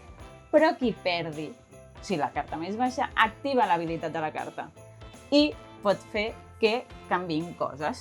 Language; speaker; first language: Catalan; native; Catalan